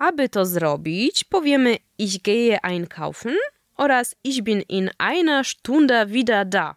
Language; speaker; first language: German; non-native, fluent; Polish